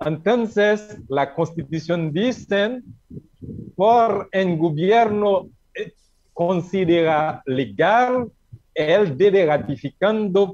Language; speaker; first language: Spanish; non-native, learner; Haitian Creole